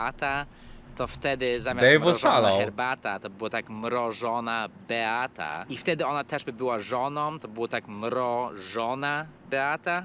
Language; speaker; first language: Polish; non-native, fluent; English